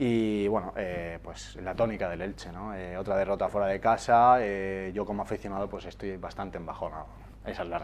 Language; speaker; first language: Spanish; native; Spanish